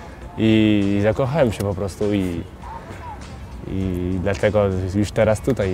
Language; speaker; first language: Polish; early bilingual, heritage; French